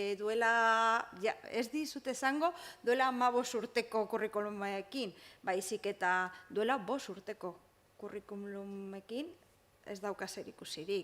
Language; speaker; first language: Basque; non-native, local second language; Spanish